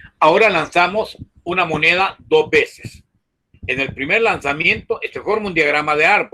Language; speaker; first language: Spanish; native; Spanish